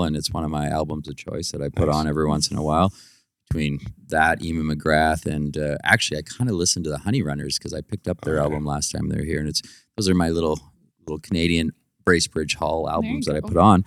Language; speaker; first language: English; native; English